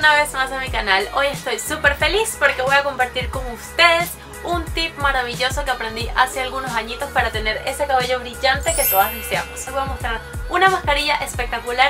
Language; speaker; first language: Spanish; native; Spanish